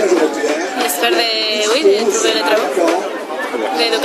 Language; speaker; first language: French; non-native, learner; Spanish